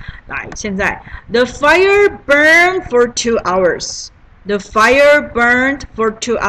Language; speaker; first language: English; non-native, learner; Chinese